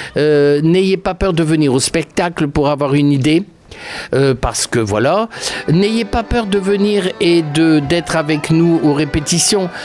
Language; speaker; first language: French; early bilingual, other home language; Polish